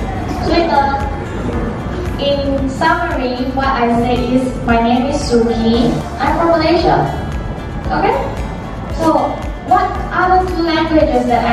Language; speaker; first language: English; non-native, local second language; Hakka Chinese